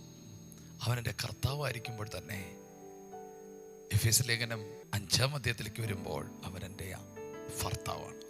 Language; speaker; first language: Malayalam; native; Malayalam